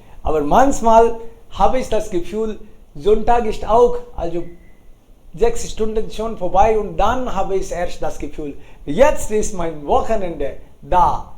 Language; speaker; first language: German; non-native, fluent; Hindi